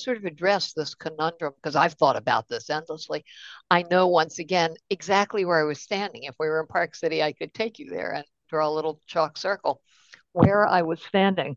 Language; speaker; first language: English; native; English